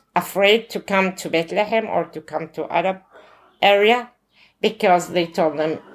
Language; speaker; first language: English; non-native, learner; Arabic